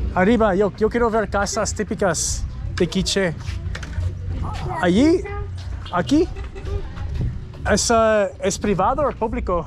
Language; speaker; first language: Spanish; non-native, learner; English